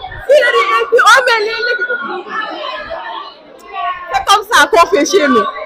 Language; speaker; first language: French; non-native, local second language; Wolof